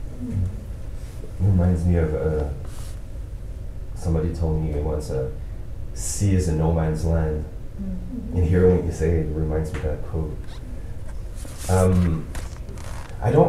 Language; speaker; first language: English; non-native, local second language; French